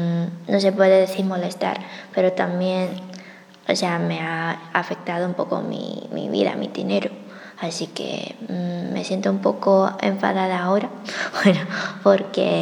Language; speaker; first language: Spanish; non-native, fluent; Chinese